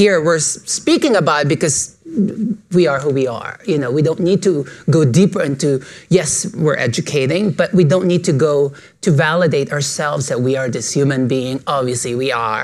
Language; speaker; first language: English; non-native, local second language; Filipino